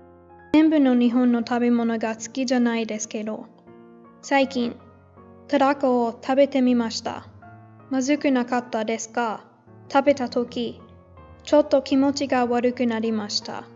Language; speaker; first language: Japanese; non-native, learner; English